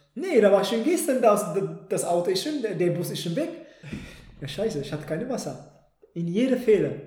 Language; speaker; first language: German; non-native, fluent; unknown